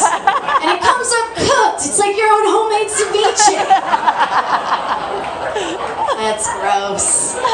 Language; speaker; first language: English; native; English